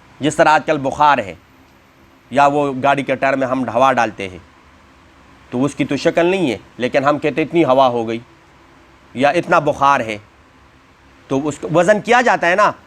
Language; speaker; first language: Urdu; non-native, local second language; Pashto